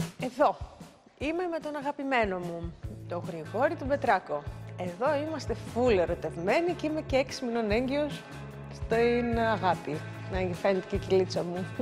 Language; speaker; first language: Greek; native; Greek